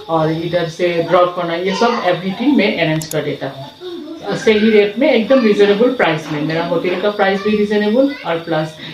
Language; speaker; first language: Hindi; non-native, local second language; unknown